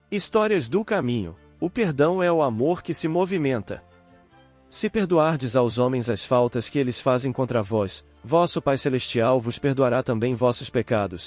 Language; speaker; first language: Portuguese; native; Portuguese